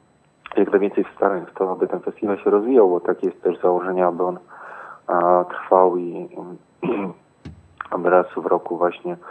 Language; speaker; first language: Polish; native; Polish